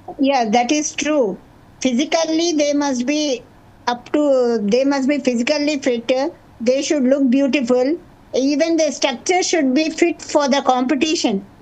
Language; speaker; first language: English; non-native, local second language; Telugu